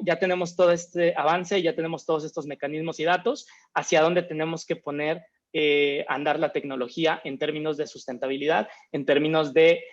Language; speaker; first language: Spanish; native; Spanish